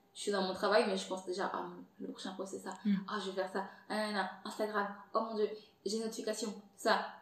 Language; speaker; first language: French; non-native, fluent; Portuguese